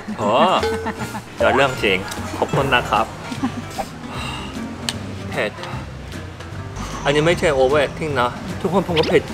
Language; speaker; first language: Thai; non-native, fluent; Korean